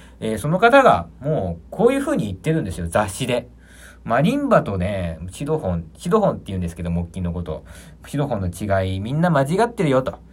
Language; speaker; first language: Japanese; native; Japanese